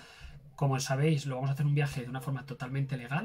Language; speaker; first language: Spanish; native; Spanish